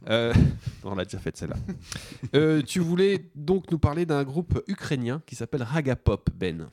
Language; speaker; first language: French; native; French